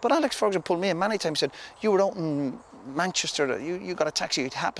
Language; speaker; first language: English; native; English